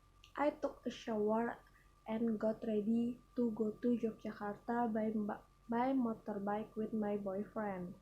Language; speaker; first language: English; non-native, learner; Indonesian